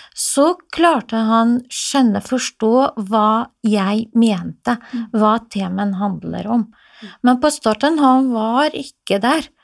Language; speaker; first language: Norwegian; non-native, fluent; Assyrian Neo-Aramaic